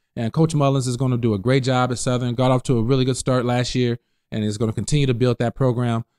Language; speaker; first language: English; native; English